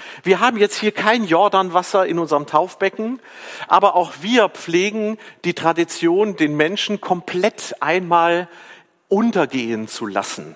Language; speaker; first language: German; native; German